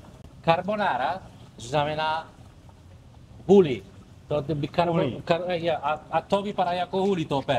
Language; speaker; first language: Czech; non-native, learner; Italian